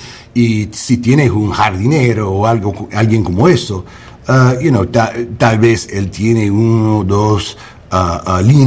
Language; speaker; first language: Spanish; non-native, learner; English